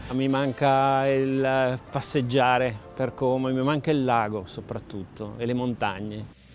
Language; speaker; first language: Italian; native; Italian